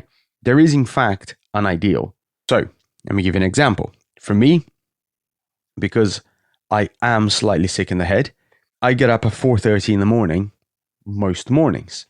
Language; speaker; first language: English; native; English